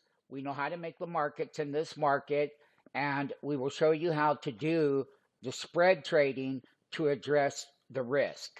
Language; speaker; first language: English; native; English